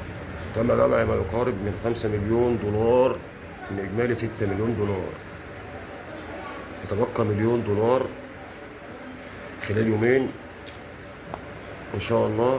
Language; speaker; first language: Arabic; native; Arabic